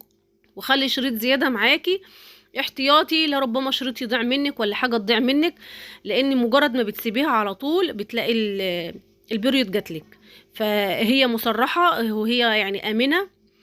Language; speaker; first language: Arabic; native; Arabic